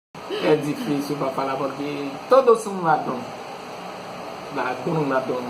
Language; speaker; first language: Portuguese; non-native, learner; Haitian Creole